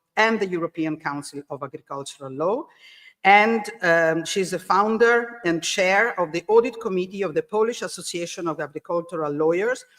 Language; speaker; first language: English; non-native, fluent; Italian